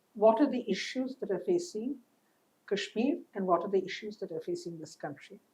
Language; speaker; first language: English; non-native, local second language; Hindi